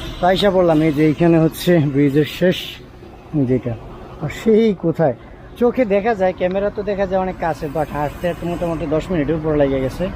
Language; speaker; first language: Bangla; native; Bangla